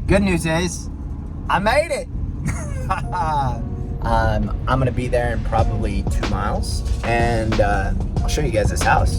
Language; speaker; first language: English; native; English